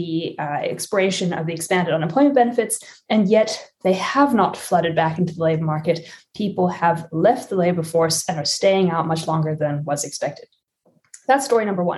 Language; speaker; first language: English; native; English